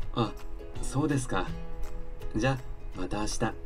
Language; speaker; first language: Japanese; non-native, learner; Thai